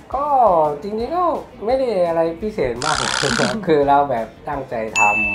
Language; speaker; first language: Thai; early bilingual, other home language; Japanese